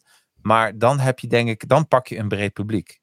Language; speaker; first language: Dutch; native; Dutch